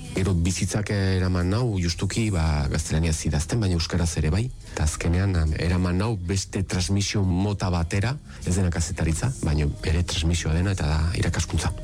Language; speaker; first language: Basque; native; Basque